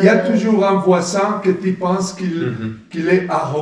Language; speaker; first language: French; non-native, fluent; Spanish